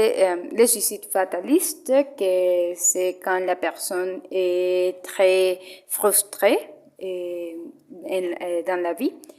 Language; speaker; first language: French; non-native, learner; Spanish